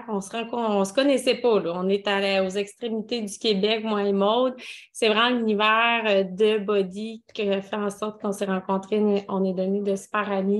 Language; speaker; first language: French; native; French